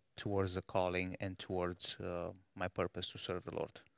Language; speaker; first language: English; non-native, fluent; Romanian